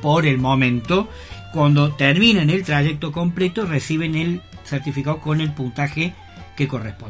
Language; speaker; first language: Spanish; native; Spanish